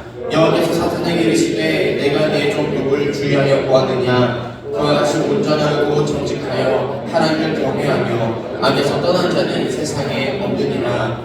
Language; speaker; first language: Korean; native; Korean